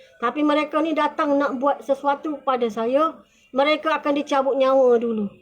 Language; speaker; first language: Malay; native; Malay